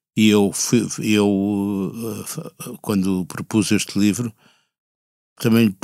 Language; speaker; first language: Portuguese; native; Portuguese